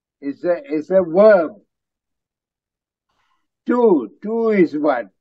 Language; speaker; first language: English; non-native, fluent; Tamil